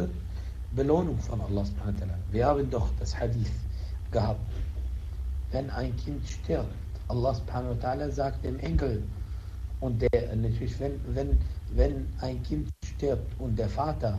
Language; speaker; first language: German; non-native, fluent; Arabic